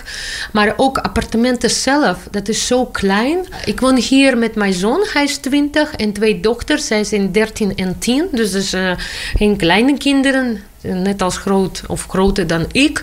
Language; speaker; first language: Dutch; non-native, learner; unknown